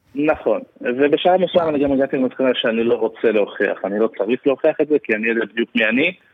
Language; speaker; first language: Hebrew; early bilingual, other home language; Russian